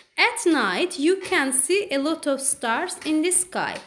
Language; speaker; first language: English; non-native, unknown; Azerbaijani